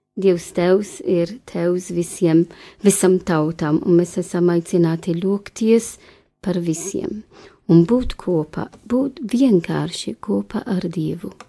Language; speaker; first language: Latvian; non-native, fluent; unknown